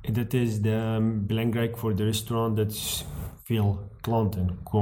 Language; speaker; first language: Dutch; non-native, learner; Arabic